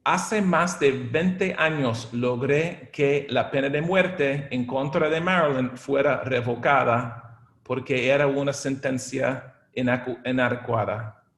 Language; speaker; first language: Spanish; non-native, fluent; English